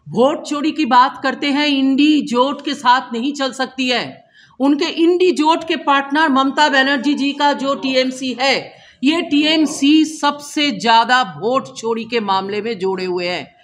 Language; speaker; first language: Hindi; non-native, local second language; Bangla